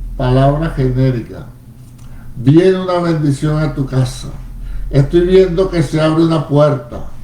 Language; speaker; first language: Spanish; native; Spanish